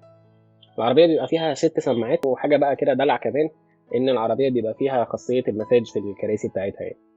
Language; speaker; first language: Arabic; native; Arabic